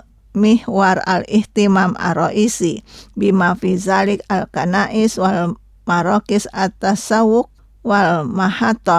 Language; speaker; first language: Arabic; non-native, fluent; Indonesian